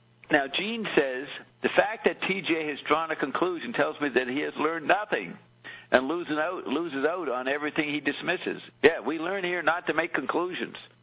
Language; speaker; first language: English; native; English